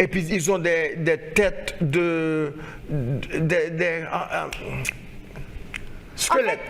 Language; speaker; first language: French; non-native, local second language; Haitian Creole